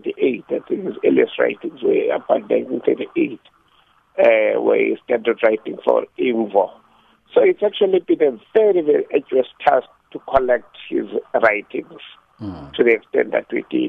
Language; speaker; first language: English; non-native, local second language; Xhosa